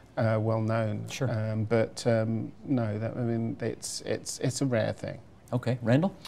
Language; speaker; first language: English; native; English